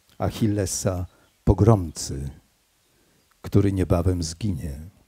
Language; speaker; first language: Polish; native; Polish